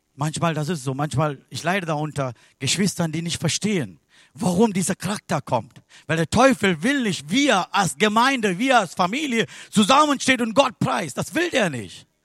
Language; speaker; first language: German; non-native, learner; Sinhala